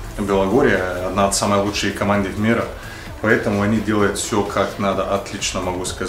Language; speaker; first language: Russian; non-native, learner; Bulgarian